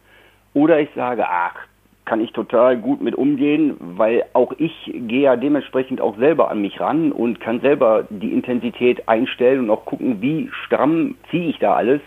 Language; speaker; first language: German; native; German